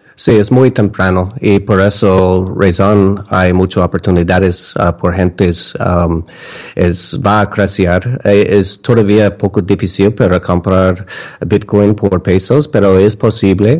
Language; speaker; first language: Spanish; non-native, learner; English